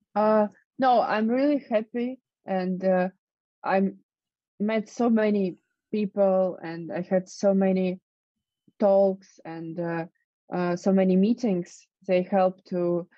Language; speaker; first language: English; non-native, fluent; Russian